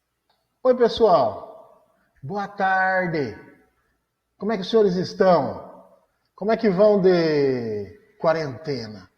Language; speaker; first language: Portuguese; native; Portuguese